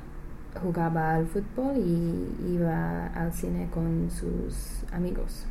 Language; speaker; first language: Spanish; non-native, learner; English